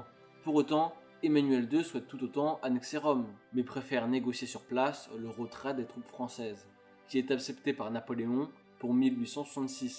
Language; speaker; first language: French; native; French